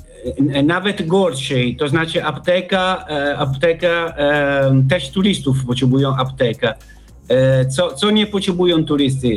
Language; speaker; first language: Polish; non-native, learner; Italian